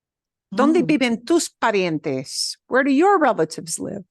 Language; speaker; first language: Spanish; non-native, fluent; English